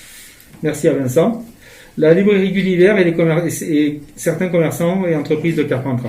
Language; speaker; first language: French; native; French